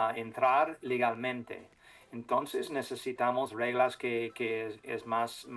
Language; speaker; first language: Spanish; non-native, learner; English